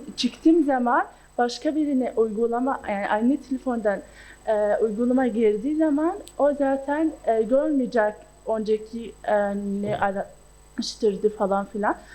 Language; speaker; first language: Turkish; non-native, local second language; Arabic